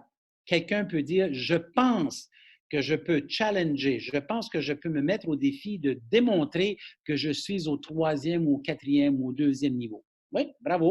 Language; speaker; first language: French; native; French